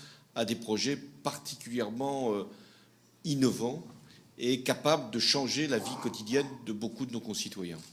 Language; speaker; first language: French; native; French